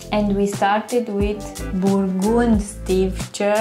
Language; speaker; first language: English; non-native, learner; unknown